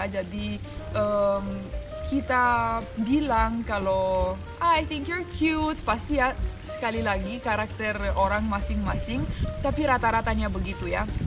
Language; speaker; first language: Indonesian; non-native, fluent; Romanian